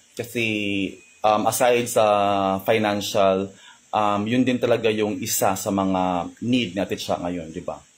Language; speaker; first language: Filipino; non-native, local second language; Cebuano